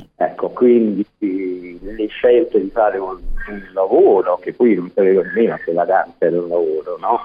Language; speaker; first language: Italian; non-native, fluent; English